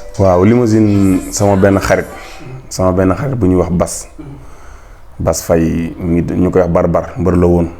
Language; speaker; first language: Wolof; native; Wolof